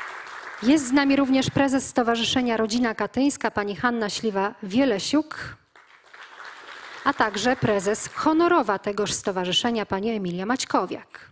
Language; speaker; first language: Polish; native; Polish